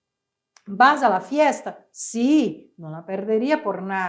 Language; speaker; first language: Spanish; non-native, fluent; Portuguese